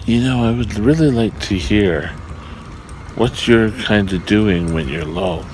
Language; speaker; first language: English; native; English